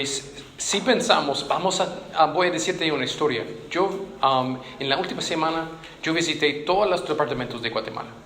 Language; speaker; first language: Spanish; non-native, fluent; English